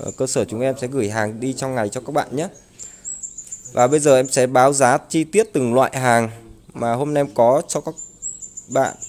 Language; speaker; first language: Vietnamese; native; Vietnamese